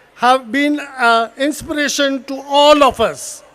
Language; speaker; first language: English; non-native, local second language; Tamil